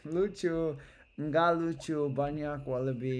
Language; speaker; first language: Indonesian; non-native, learner; English